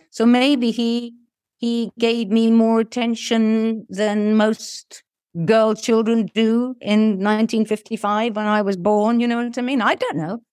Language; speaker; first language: English; early bilingual, other home language; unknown